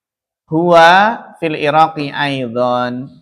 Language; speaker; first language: Arabic; non-native, fluent; Indonesian